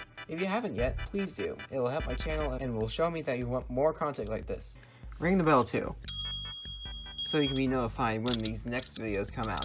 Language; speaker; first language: English; native; English